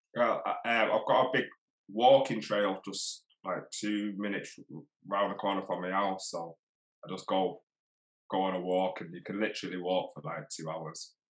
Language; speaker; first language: English; native; English